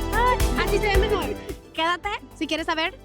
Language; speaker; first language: Spanish; native; Spanish